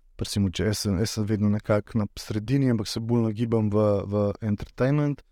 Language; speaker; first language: Slovenian; native; Slovenian